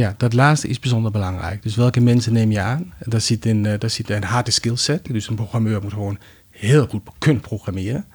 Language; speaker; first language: Dutch; non-native, fluent; Danish